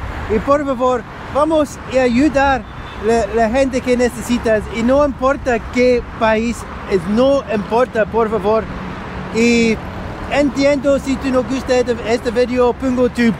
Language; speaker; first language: Spanish; non-native, learner; English